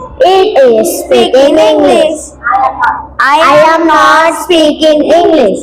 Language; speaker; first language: English; non-native, learner; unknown